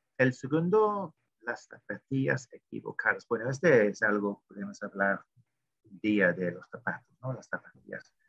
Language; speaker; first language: Spanish; non-native, fluent; English